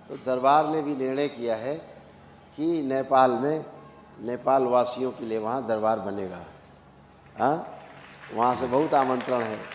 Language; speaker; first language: Hindi; native; Hindi